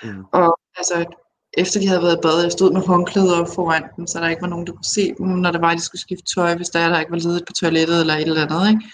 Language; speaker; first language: Danish; early bilingual, other home language; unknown